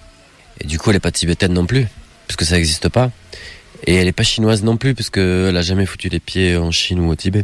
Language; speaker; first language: French; native; French